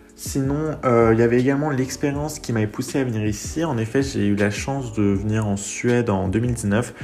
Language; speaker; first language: French; native; French